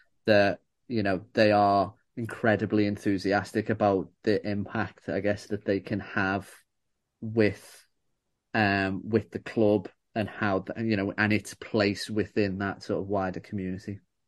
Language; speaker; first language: English; native; English